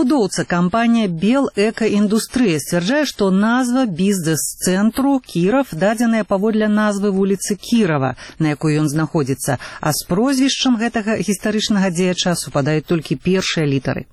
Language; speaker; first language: Belarusian; native; Belarusian